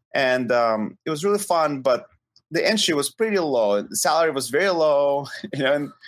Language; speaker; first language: English; non-native, fluent; Ukrainian